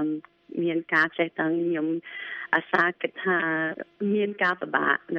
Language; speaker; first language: Khmer; early bilingual, heritage; Khmer